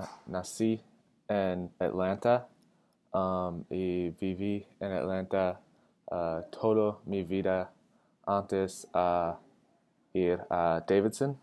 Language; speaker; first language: Spanish; non-native, learner; English